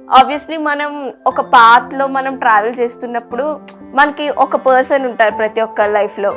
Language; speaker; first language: Telugu; native; Telugu